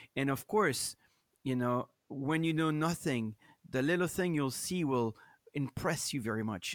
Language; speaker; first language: English; non-native, fluent; French